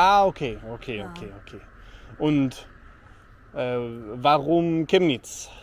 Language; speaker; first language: German; non-native, learner; English